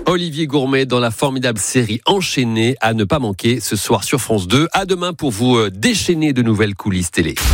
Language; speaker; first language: French; native; French